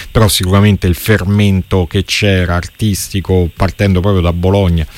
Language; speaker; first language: Italian; native; Italian